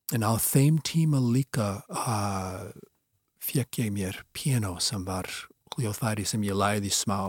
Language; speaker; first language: Icelandic; non-native, fluent; English